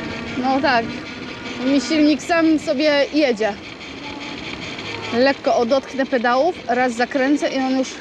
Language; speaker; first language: Polish; native; Polish